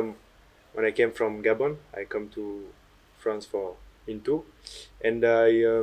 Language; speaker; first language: English; non-native, learner; French